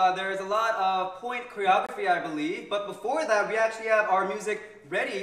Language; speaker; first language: English; early bilingual, other home language; Korean